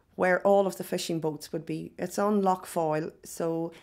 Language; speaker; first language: English; native; English